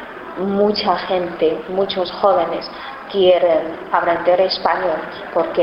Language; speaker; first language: Spanish; non-native, fluent; Chinese